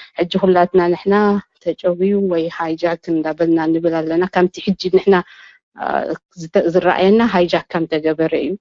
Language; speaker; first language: Tigrinya; non-native, local second language; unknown